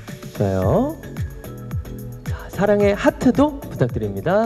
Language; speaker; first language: Korean; native; Korean